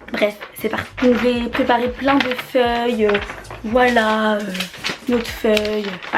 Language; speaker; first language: French; native; French